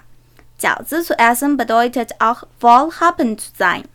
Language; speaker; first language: German; non-native, learner; Chinese